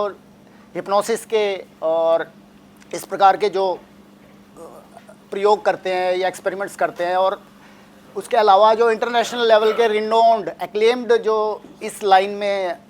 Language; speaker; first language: Hindi; native; Hindi